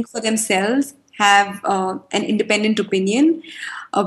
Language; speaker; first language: English; non-native, local second language; Hindi